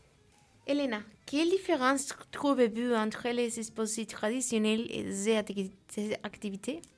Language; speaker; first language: French; non-native, learner; Spanish